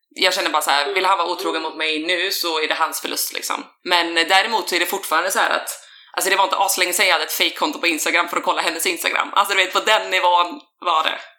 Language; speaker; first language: Swedish; native; Swedish